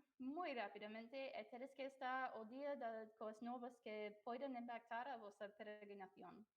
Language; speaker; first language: Spanish; non-native, fluent; English